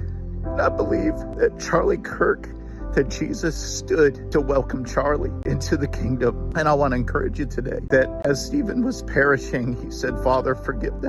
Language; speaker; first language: English; native; English